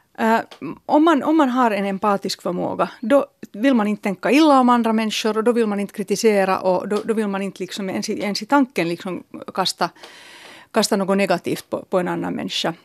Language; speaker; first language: Swedish; native; Swedish